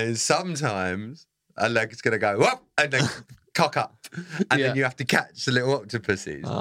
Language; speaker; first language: English; native; English